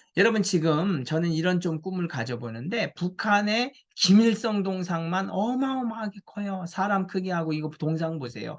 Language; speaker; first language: Korean; native; Korean